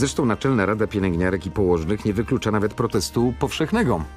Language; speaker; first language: Polish; native; Polish